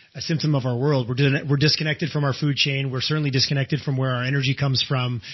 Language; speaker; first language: English; native; English